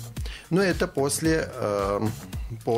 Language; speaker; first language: Russian; non-native, fluent; Armenian